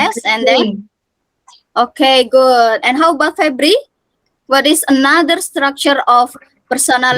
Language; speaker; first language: English; non-native, fluent; Indonesian